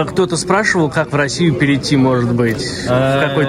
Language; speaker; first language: Russian; native; Russian